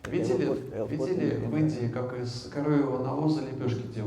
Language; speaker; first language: Russian; native; Russian